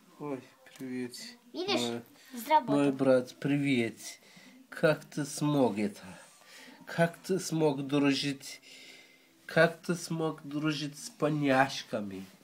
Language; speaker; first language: Russian; early bilingual, heritage; Russian